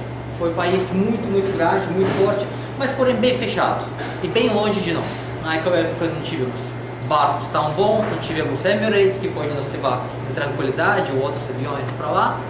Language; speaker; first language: Portuguese; non-native, learner; Russian